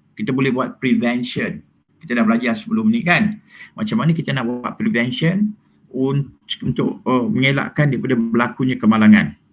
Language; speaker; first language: Malay; native; Malay